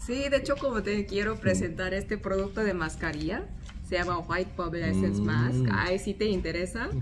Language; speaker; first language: Spanish; non-native, learner; Korean